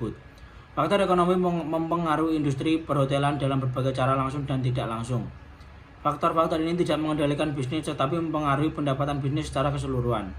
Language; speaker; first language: Indonesian; native; Indonesian